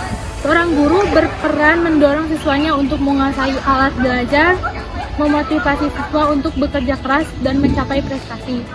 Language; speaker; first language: Indonesian; native; Indonesian